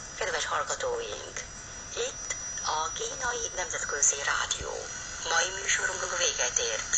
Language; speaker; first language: Hungarian; non-native, fluent; Chinese